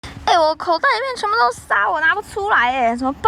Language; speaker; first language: Chinese; native; Chinese